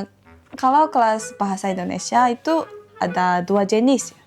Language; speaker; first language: Indonesian; non-native, fluent; Japanese